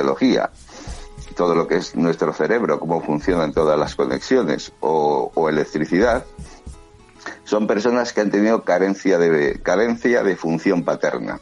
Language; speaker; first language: Spanish; native; Spanish